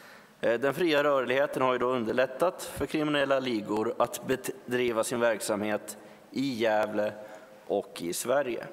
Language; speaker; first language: Swedish; native; Swedish